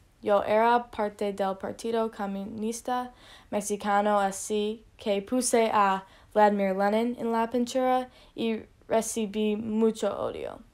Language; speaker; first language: Spanish; non-native, learner; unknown